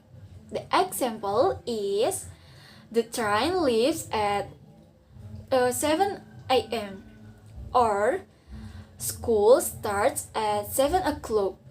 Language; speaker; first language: English; non-native, learner; Indonesian